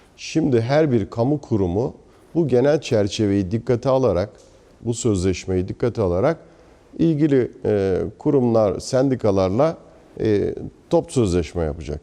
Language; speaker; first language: Turkish; native; Turkish